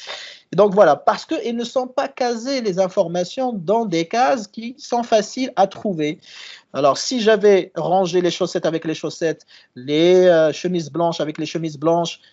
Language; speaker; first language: French; non-native, local second language; Arabic